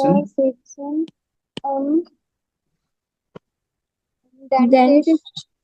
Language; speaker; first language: German; non-native, learner; Hindi